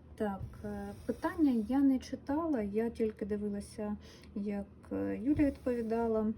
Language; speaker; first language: Ukrainian; non-native, local second language; Russian